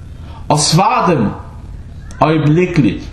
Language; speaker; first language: Danish; early bilingual, other home language; Arabic